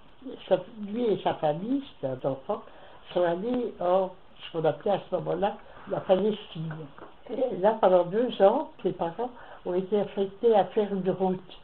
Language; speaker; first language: French; native; French